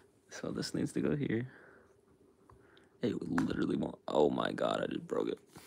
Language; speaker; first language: English; native; English